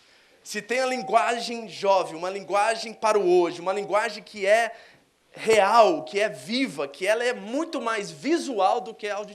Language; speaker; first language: Portuguese; native; Portuguese